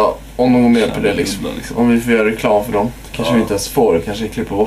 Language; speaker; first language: Swedish; native; Swedish